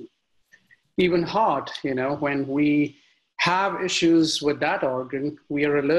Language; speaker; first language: English; non-native, local second language; Hindi